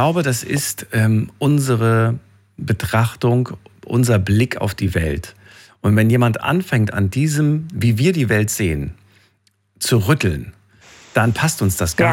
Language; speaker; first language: German; native; German